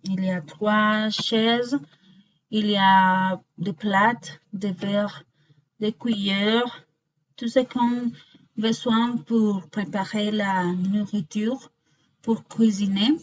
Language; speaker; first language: French; non-native, learner; Spanish